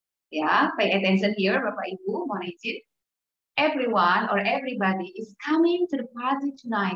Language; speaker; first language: English; non-native, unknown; Indonesian